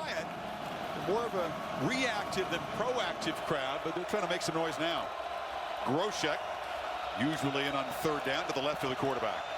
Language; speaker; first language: English; native; English